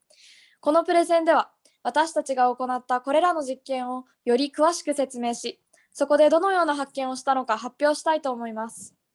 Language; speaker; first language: Japanese; native; Japanese